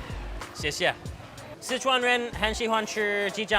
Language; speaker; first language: Chinese; non-native, learner; English